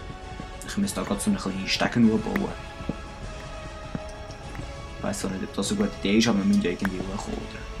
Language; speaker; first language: German; native; German